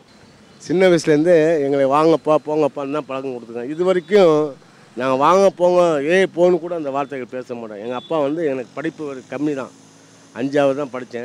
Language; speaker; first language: Tamil; native; Tamil